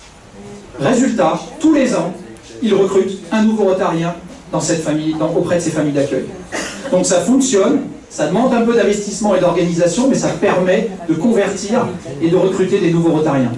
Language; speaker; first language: French; native; French